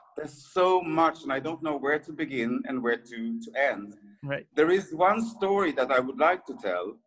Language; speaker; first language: English; early bilingual, other home language; French